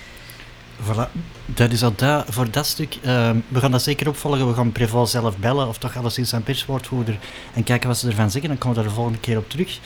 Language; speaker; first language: Dutch; native; Dutch